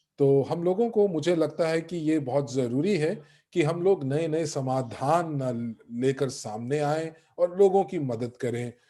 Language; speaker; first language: Hindi; native; Hindi